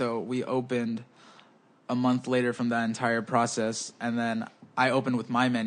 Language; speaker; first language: English; early bilingual, other home language; Spanish